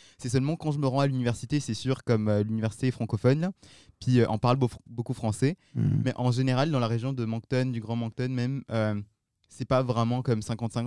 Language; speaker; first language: French; non-native, local second language; Malagasy